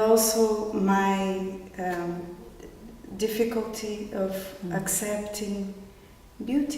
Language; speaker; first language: English; non-native, fluent; Portuguese